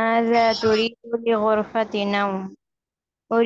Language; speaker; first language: Arabic; non-native, learner; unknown